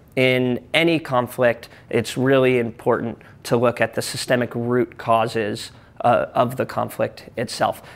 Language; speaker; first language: English; native; English